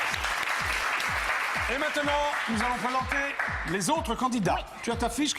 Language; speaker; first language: French; native; French